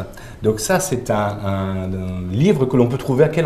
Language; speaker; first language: French; native; French